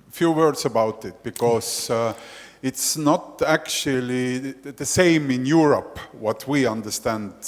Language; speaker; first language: English; non-native, fluent; Estonian